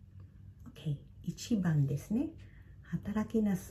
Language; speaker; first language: Japanese; non-native, fluent; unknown